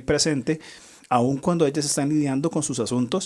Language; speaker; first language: Spanish; native; Spanish